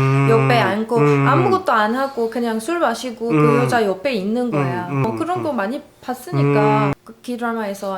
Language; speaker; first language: Korean; non-native, learner; Arabic